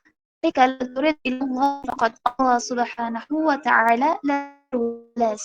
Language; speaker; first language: Arabic; native; Arabic